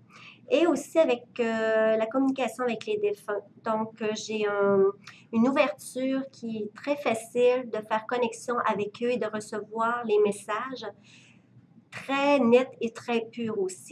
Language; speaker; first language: French; native; French